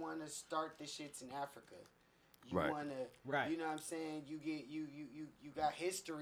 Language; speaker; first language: English; native; English